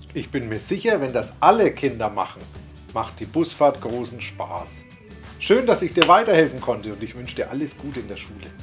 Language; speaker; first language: German; native; German